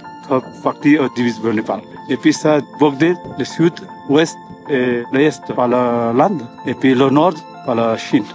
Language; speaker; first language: French; non-native, learner; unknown